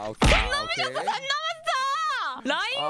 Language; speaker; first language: Korean; non-native, fluent; Japanese